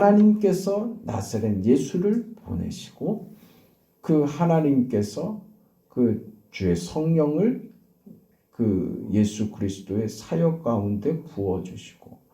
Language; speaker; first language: Korean; native; Korean